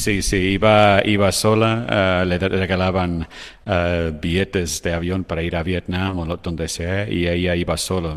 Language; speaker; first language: Spanish; non-native, fluent; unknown